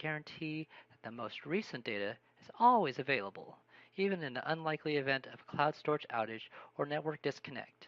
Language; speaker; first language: English; native; English